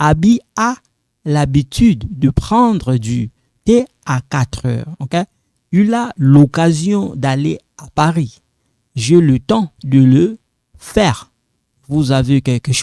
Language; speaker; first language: French; non-native, local second language; Lingala